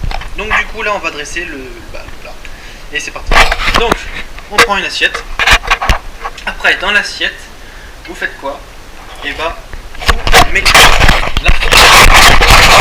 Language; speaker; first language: French; native; French